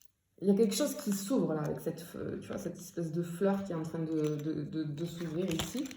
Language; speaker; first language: French; native; French